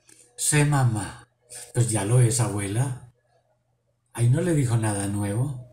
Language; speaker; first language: Spanish; native; Spanish